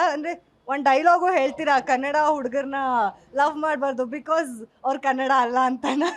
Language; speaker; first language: Kannada; native; Kannada